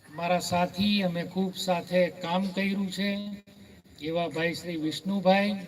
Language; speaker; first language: Gujarati; native; Gujarati